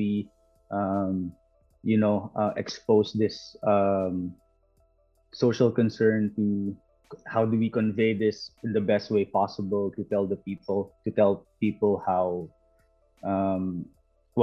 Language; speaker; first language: English; non-native, local second language; Filipino